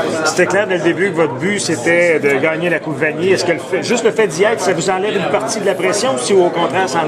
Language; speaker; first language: French; native; French